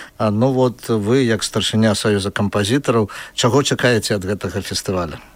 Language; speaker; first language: Belarusian; non-native, local second language; Russian